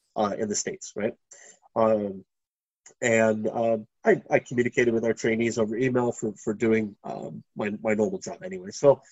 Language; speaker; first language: English; native; English